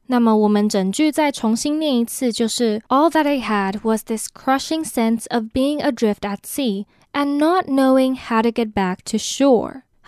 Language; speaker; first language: English; non-native, fluent; Chinese